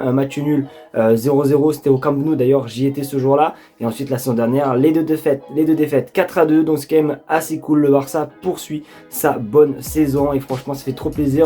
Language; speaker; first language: French; native; French